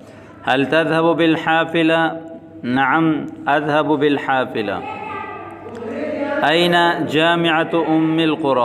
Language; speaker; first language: Arabic; non-native, fluent; Urdu